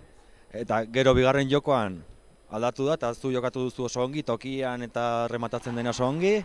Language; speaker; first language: Basque; non-native, local second language; Spanish